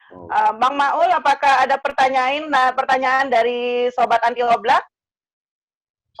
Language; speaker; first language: Indonesian; native; Indonesian